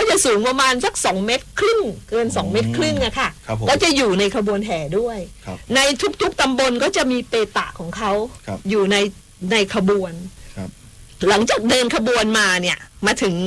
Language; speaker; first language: Thai; native; Thai